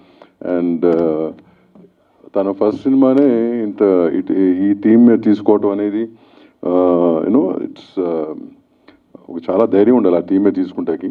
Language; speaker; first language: Telugu; native; Telugu